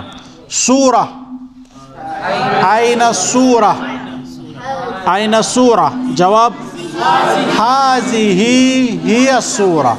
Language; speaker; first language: Arabic; non-native, fluent; Urdu